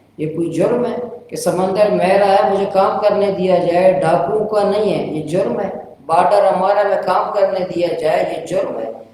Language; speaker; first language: Urdu; non-native, local second language; Baluchi